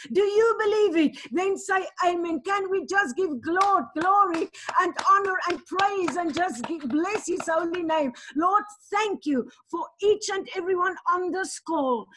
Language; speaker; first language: English; non-native, local second language; Afrikaans